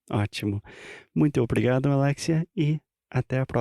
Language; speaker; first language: Portuguese; non-native, fluent; English